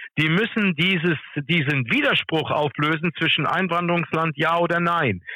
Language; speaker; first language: German; early bilingual, other home language; English